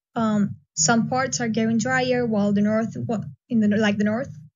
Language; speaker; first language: English; non-native, fluent; Spanish